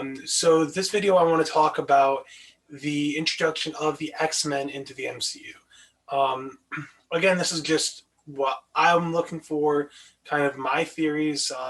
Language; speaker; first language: English; native; English